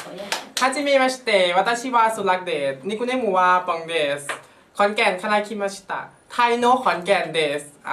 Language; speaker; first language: Japanese; non-native, learner; Thai